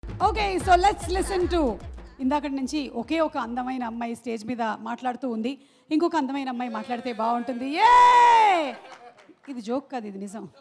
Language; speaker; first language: Telugu; native; Telugu